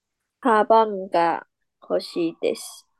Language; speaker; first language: Japanese; non-native, learner; Chinese